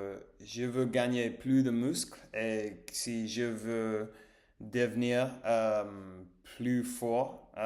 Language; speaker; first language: French; non-native, learner; English